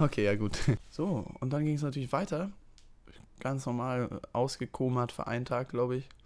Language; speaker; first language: German; native; German